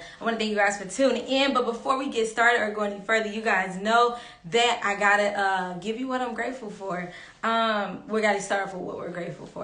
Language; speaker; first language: English; native; English